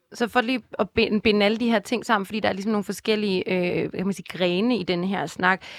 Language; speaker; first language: Danish; native; Danish